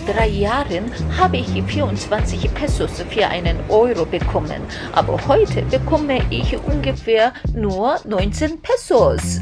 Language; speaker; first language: German; non-native, fluent; Korean